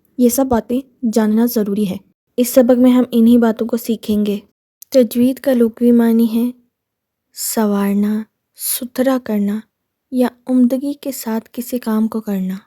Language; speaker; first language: Urdu; native; Urdu